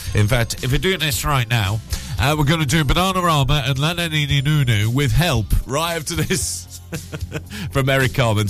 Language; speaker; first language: English; native; English